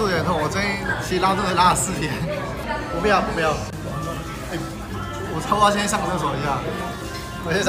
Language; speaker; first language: Chinese; native; Chinese